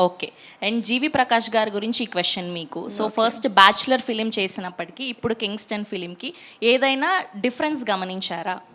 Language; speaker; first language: Telugu; native; Telugu